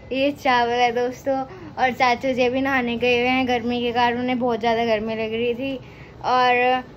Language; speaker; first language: Hindi; non-native, local second language; Punjabi